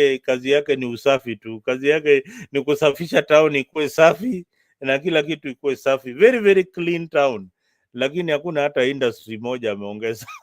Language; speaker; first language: Swahili; non-native, local second language; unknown